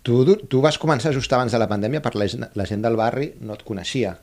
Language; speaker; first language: Catalan; native; Catalan